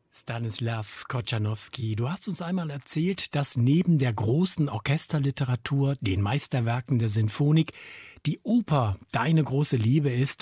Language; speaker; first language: German; native; German